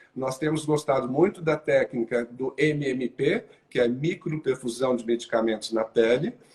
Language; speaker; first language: Portuguese; native; Portuguese